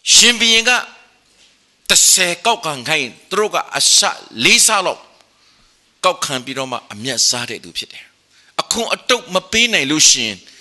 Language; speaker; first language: Burmese; non-native, local second language; Kachin